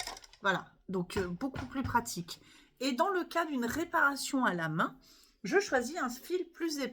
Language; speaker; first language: French; native; French